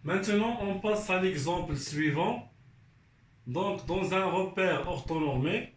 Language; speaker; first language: French; non-native, local second language; Arabic